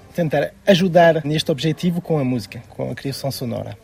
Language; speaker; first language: Portuguese; early bilingual, heritage; French